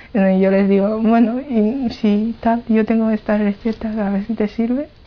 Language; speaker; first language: Spanish; non-native, fluent; Chinese